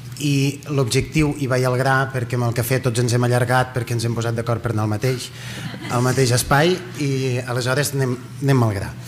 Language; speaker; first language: Catalan; native; Catalan